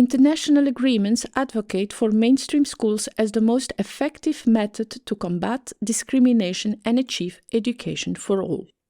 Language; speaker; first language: English; non-native, fluent; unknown